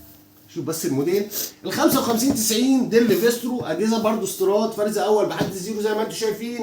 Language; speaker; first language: Arabic; native; Arabic